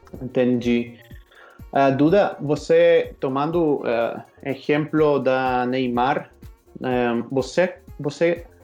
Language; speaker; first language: Portuguese; non-native, learner; Spanish